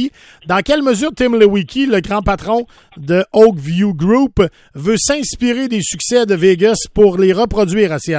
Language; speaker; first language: French; native; French